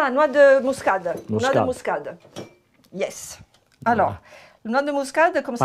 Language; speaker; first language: French; non-native, fluent; Italian